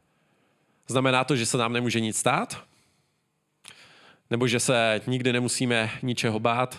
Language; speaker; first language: Czech; native; Czech